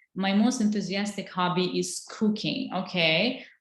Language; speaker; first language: English; non-native, fluent; Azerbaijani